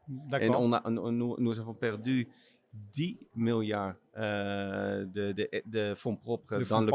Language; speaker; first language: French; non-native, learner; Dutch